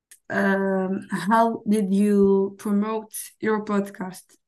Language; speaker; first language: English; non-native, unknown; Arabic